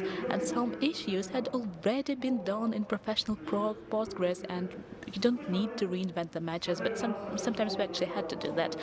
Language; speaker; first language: English; non-native, fluent; Russian